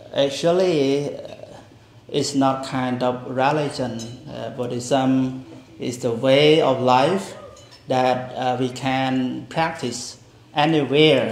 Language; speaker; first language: English; non-native, fluent; Khmer